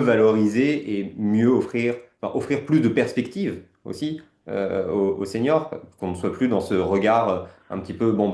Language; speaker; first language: French; native; French